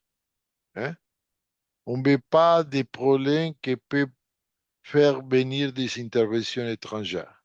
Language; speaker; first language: French; non-native, fluent; Portuguese